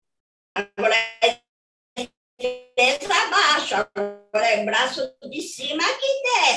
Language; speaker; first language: Portuguese; non-native, fluent; Japanese